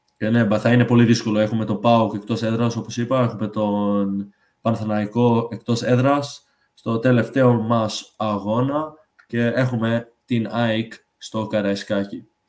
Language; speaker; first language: Greek; early bilingual, heritage; English